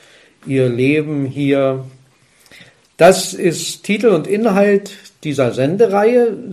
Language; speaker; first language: German; native; German